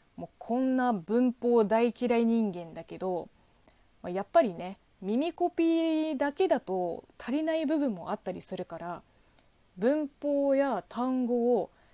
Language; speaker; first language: Japanese; non-native, fluent; Chinese